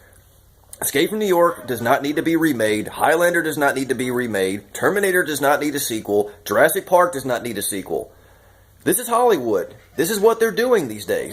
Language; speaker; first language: English; native; English